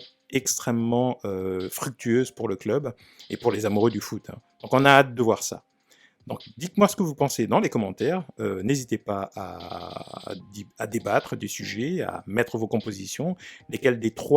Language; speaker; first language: French; native; French